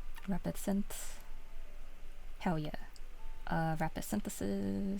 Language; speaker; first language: English; native; English